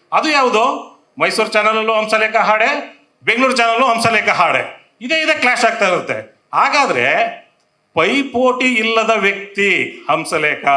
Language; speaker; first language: Kannada; native; Kannada